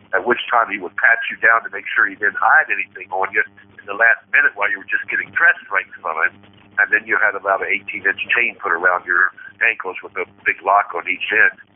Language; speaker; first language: English; native; English